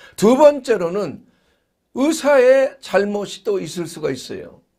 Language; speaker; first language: Korean; native; Korean